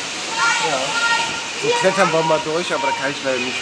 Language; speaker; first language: German; native; German